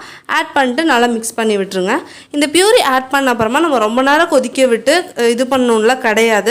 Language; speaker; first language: Tamil; native; Tamil